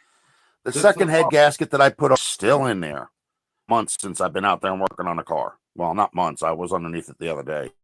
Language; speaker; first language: English; native; English